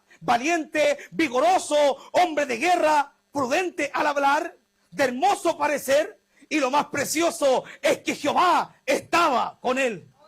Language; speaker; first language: Spanish; native; Spanish